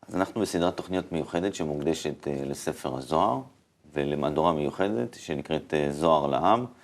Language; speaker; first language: Hebrew; native; Hebrew